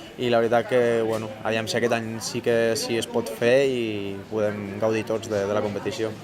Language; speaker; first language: Catalan; non-native, local second language; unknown